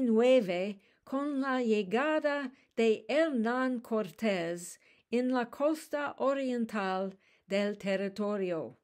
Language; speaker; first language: Spanish; non-native, learner; English